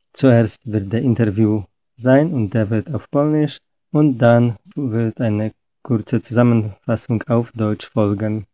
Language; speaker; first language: German; non-native, fluent; Polish